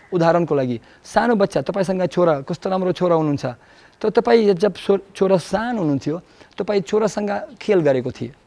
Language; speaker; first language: Nepali; non-native, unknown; Russian